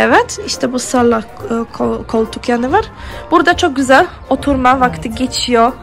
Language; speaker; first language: Turkish; non-native, learner; Polish